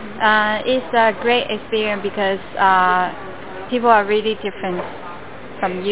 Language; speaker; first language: English; non-native, learner; Cantonese